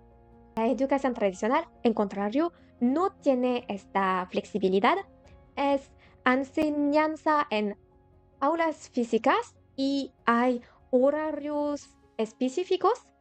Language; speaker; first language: Spanish; non-native, learner; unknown